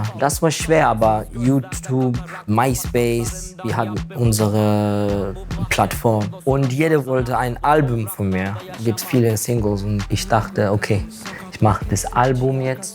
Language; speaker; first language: German; non-native, learner; Turkish